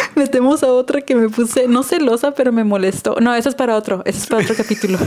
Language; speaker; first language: Spanish; early bilingual, heritage; Spanish